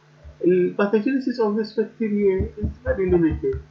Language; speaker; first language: English; non-native, learner; Arabic